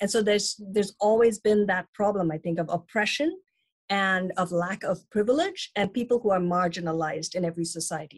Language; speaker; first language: English; non-native, local second language; Tamil